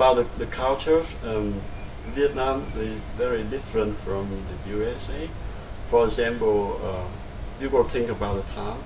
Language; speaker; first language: English; non-native, learner; Vietnamese